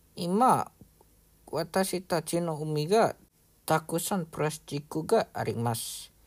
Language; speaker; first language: Japanese; non-native, learner; Indonesian